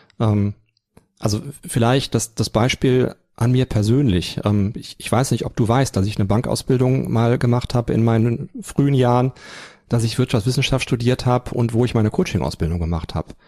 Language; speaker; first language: German; native; German